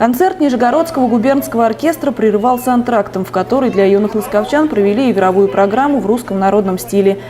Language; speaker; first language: Russian; native; Russian